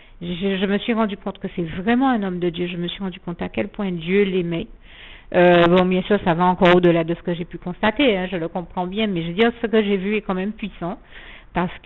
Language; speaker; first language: French; native; French